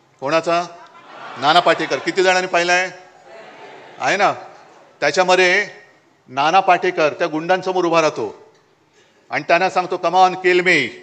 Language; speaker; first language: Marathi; native; Marathi